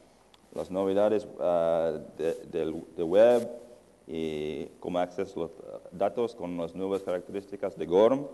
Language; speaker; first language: Spanish; non-native, fluent; English